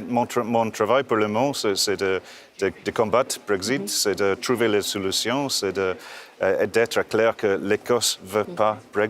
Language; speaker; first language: French; non-native, fluent; English